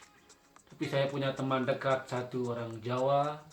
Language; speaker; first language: Indonesian; non-native, local second language; Sasak